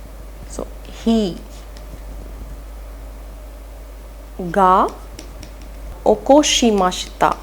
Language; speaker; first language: Japanese; non-native, fluent; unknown